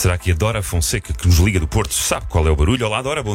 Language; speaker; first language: Portuguese; native; Portuguese